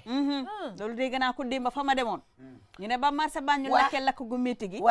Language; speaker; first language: Wolof; native; Wolof